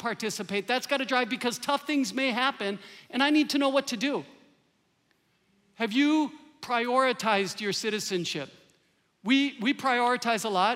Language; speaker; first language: English; native; English